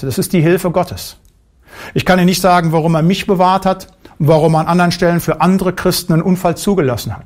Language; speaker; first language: German; native; German